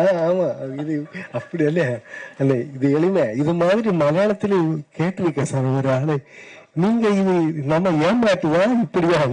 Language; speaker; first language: Tamil; non-native, learner; Malayalam